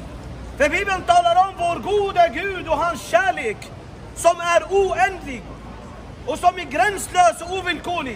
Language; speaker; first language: Swedish; non-native, fluent; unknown